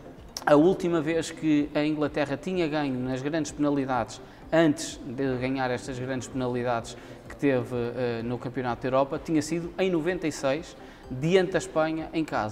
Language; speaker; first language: Portuguese; native; Portuguese